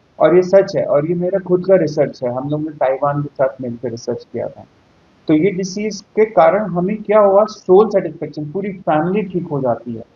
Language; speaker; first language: Hindi; native; Hindi